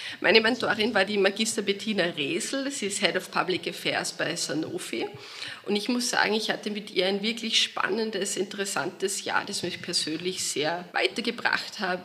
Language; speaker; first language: German; native; German